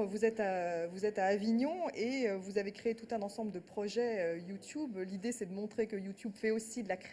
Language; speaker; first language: French; native; French